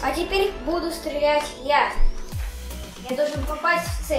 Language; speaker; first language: Russian; native; Russian